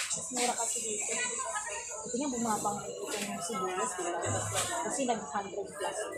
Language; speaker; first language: Filipino; non-native, local second language; Cebuano